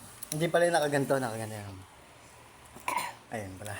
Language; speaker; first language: Filipino; non-native, local second language; Cebuano